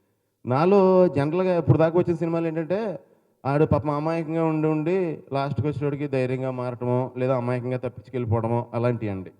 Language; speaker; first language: Telugu; native; Telugu